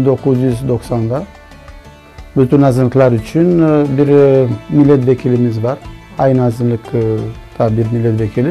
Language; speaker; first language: Turkish; non-native, learner; Crimean Tatar